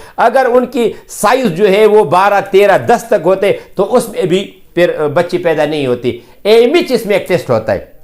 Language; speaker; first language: Urdu; non-native, local second language; Pashto